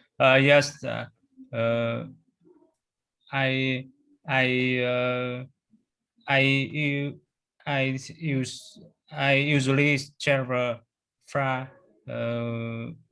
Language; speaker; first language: English; non-native, learner; Vietnamese